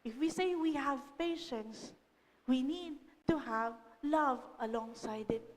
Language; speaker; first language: English; non-native, local second language; Filipino